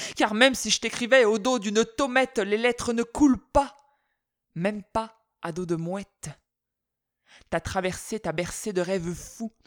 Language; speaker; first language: French; native; French